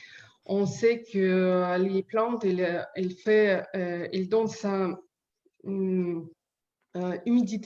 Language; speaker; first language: French; non-native, learner; Ukrainian